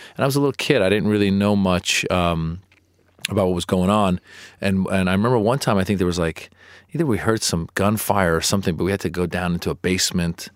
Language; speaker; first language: English; early bilingual, other home language; Persian